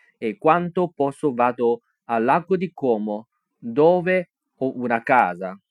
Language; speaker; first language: Italian; non-native, learner; Chinese